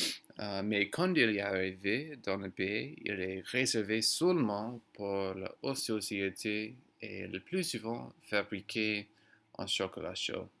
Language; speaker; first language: French; non-native, learner; English